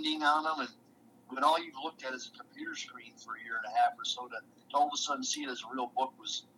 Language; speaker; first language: English; native; English